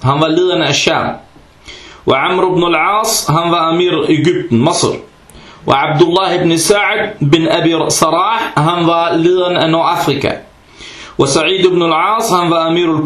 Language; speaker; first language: Danish; early bilingual, other home language; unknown